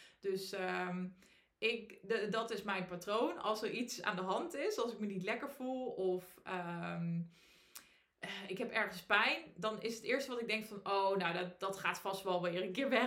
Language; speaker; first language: Dutch; native; Dutch